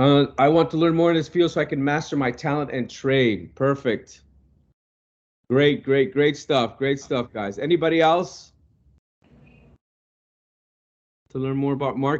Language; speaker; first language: English; non-native, local second language; Spanish